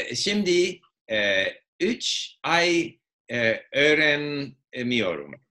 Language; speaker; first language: Turkish; non-native, learner; English